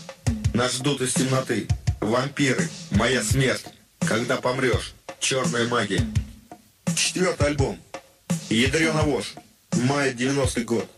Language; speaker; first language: Russian; native; Russian